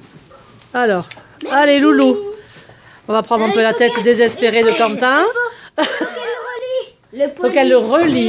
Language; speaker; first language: French; native; French